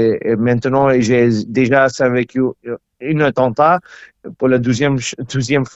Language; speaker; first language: French; non-native, learner; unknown